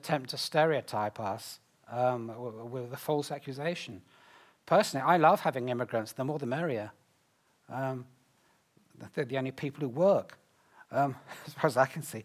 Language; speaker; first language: English; native; English